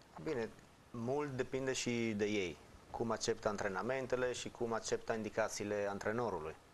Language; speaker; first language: Romanian; non-native, fluent; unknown